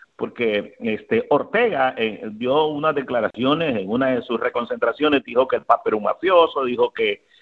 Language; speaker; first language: Spanish; native; Spanish